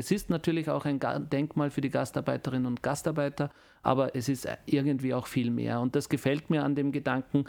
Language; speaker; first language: German; early bilingual, other home language; Turkish